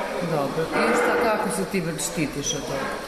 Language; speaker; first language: Serbian; native; Serbian